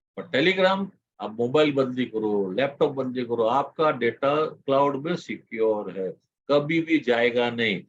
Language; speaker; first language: Hindi; non-native, local second language; Gujarati